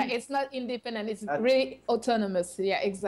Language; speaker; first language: English; non-native, fluent; French